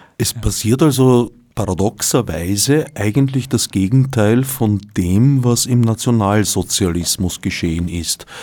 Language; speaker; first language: German; native; German